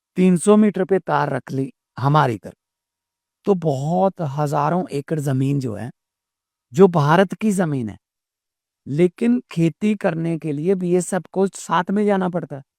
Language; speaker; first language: Hindi; non-native, local second language; Punjabi